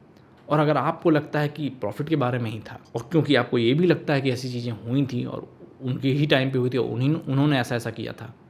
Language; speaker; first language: Hindi; native; Hindi